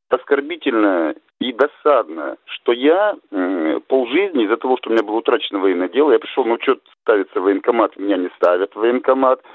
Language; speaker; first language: Russian; native; Russian